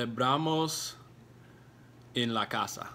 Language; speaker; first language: Spanish; non-native, learner; English